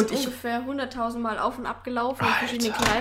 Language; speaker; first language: German; native; German